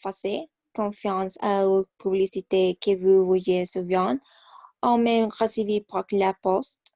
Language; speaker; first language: French; non-native, learner; Spanish